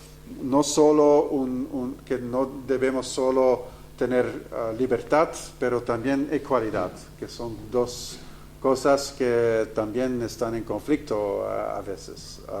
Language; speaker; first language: Spanish; non-native, fluent; Dutch